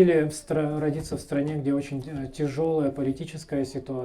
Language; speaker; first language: Russian; native; Russian